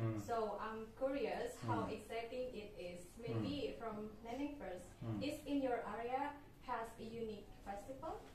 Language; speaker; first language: English; non-native, fluent; Indonesian